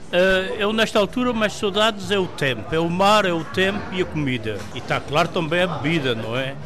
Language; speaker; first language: Portuguese; native; Portuguese